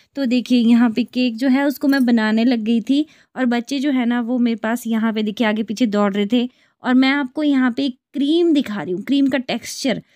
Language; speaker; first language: Hindi; native; Hindi